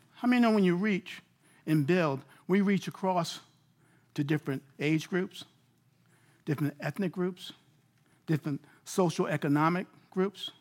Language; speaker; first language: English; native; English